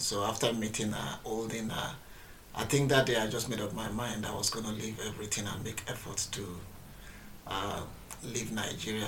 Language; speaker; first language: English; non-native, local second language; Yoruba